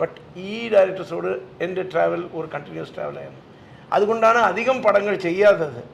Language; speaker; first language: Malayalam; non-native, fluent; Telugu